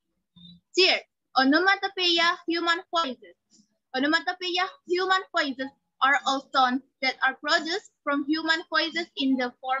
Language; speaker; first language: English; non-native, learner; Indonesian